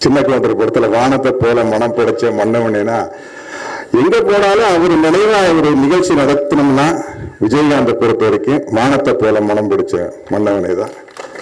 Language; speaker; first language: Tamil; native; Tamil